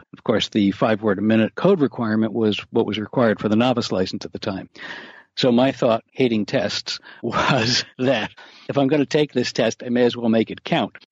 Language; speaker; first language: English; native; English